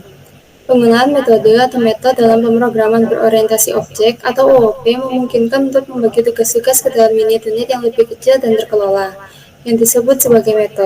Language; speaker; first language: Indonesian; native; Indonesian